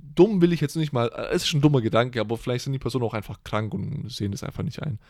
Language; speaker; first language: German; native; German